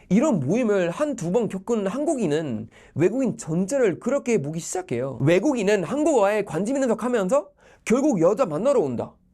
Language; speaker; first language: Korean; non-native, fluent; Swedish